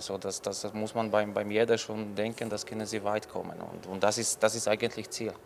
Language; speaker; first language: German; non-native, learner; Polish